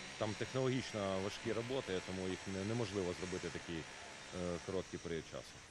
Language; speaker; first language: Ukrainian; native; Ukrainian